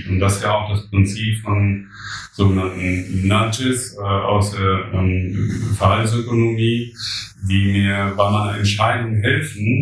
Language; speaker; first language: German; native; German